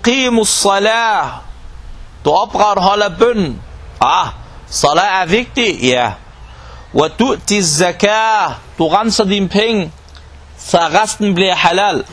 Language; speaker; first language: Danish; non-native, local second language; Arabic